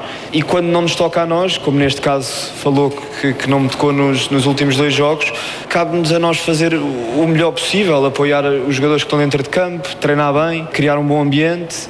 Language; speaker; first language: Portuguese; native; Portuguese